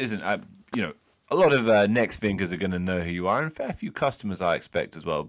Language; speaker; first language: English; native; English